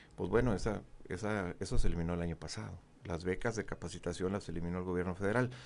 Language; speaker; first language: Spanish; native; Spanish